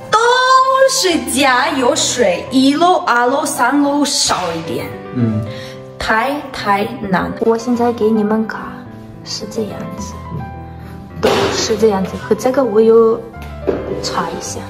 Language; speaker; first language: Chinese; non-native, learner; Ukrainian